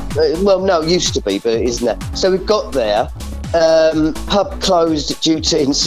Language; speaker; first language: English; native; English